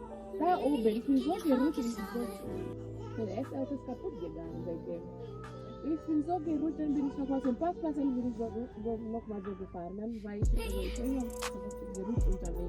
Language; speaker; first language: German; non-native, learner; Swahili